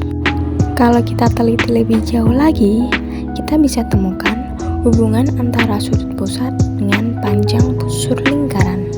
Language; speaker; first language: Indonesian; native; Indonesian